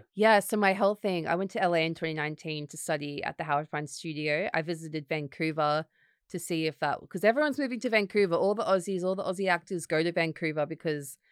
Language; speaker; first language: English; native; English